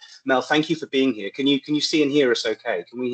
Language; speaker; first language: English; native; English